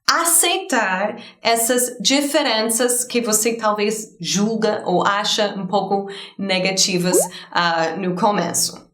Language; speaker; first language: Portuguese; non-native, fluent; English